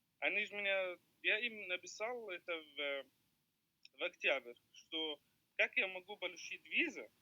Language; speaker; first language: Russian; non-native, learner; Arabic